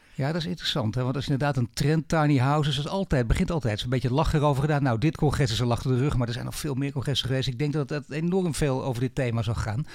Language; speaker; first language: Dutch; native; Dutch